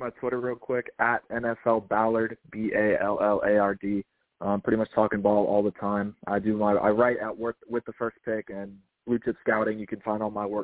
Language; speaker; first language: English; native; English